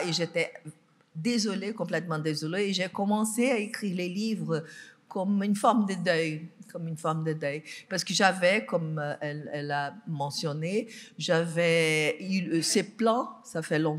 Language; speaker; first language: French; non-native, fluent; Portuguese